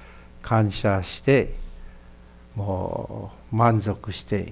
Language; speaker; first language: Japanese; non-native, fluent; English